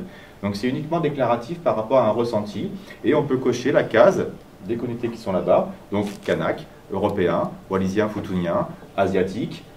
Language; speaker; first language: French; native; French